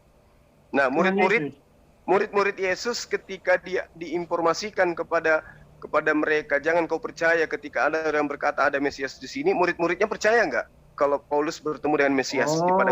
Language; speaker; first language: Indonesian; native; Indonesian